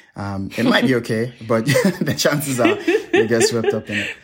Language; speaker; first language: English; native; English